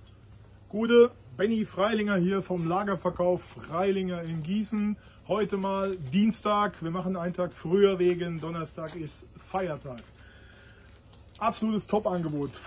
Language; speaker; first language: German; native; German